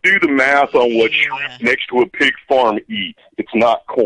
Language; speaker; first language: English; native; English